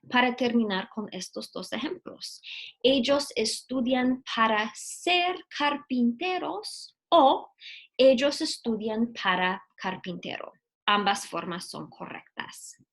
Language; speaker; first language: Spanish; non-native, fluent; English